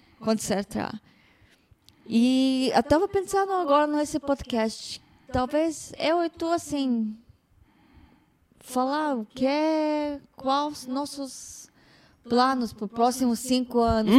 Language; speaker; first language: Portuguese; non-native, fluent; Hebrew